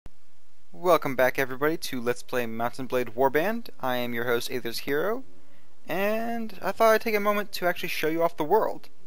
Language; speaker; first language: English; native; English